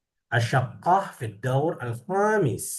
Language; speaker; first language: Arabic; non-native, fluent; Indonesian